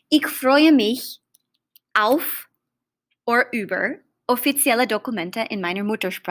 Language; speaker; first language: German; non-native, fluent; English